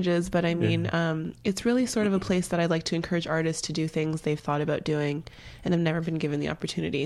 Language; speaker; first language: English; native; English